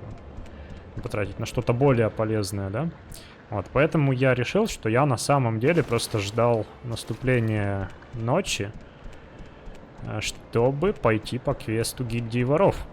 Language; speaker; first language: Russian; native; Russian